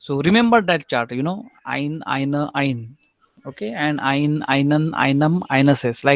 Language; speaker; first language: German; non-native, fluent; Hindi